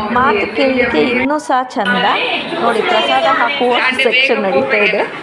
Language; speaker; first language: Kannada; non-native, local second language; Tulu